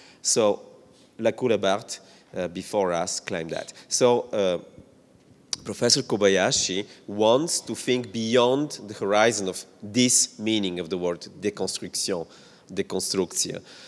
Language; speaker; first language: English; non-native, fluent; Bulgarian